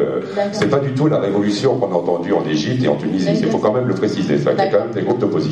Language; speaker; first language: French; native; French